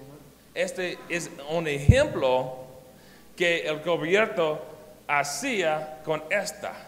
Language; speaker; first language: Spanish; non-native, learner; English